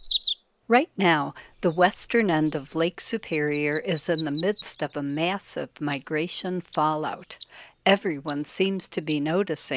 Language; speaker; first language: English; native; English